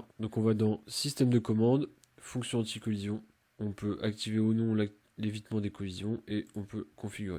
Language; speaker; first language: French; native; French